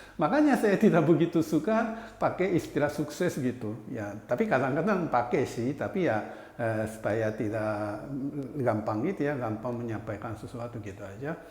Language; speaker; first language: Indonesian; non-native, fluent; Japanese